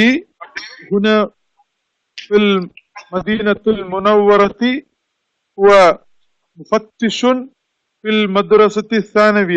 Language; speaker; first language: Arabic; non-native, learner; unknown